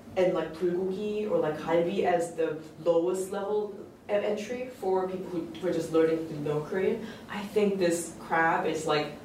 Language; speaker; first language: English; early bilingual, other home language; Korean